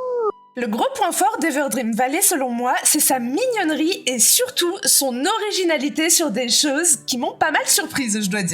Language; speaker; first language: French; native; French